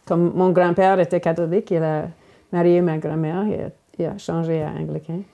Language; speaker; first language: French; non-native, local second language; English